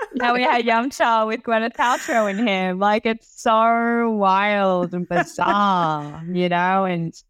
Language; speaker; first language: English; non-native, local second language; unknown